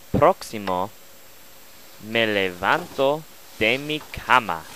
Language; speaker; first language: Spanish; non-native, learner; English